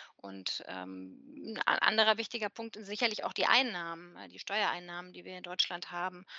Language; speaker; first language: German; native; German